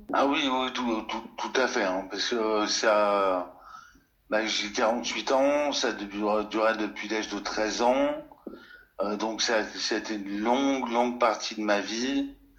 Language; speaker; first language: French; native; French